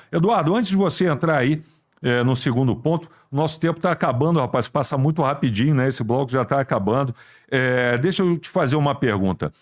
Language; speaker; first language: Portuguese; native; Portuguese